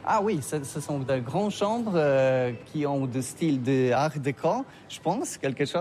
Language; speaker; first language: French; non-native, fluent; Polish